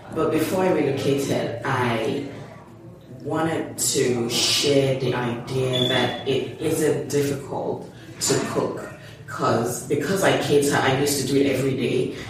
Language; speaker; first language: English; non-native, local second language; Yoruba